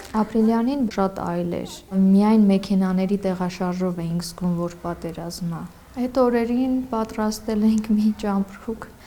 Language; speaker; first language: Armenian; native; Armenian